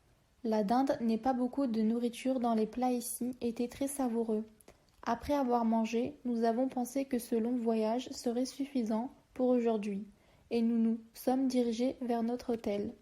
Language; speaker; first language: French; non-native, learner; Turkish